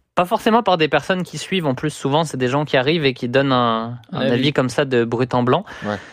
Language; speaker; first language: French; native; French